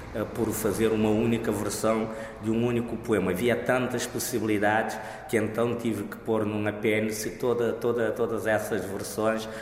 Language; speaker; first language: Portuguese; non-native, local second language; Kabuverdianu